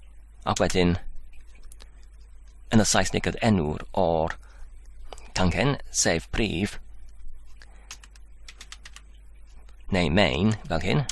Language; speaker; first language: Welsh; non-native, learner; Polish